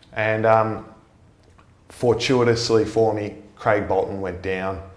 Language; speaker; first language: English; native; English